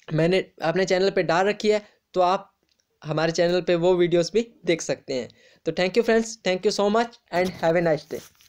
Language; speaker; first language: Hindi; native; Hindi